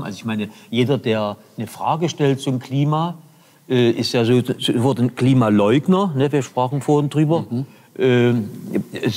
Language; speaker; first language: German; native; German